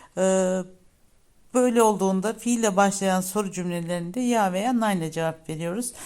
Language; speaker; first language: Turkish; native; Turkish